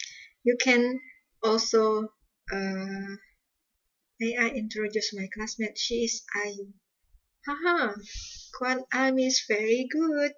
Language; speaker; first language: English; non-native, fluent; Indonesian